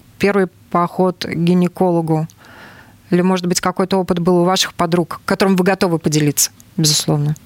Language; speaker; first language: Russian; native; Russian